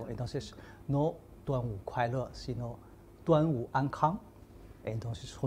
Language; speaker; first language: Spanish; non-native, fluent; Chinese